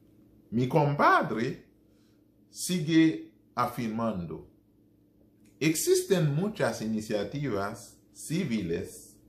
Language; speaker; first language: Spanish; non-native, fluent; Haitian Creole